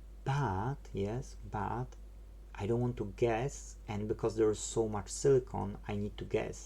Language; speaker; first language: English; non-native, fluent; Polish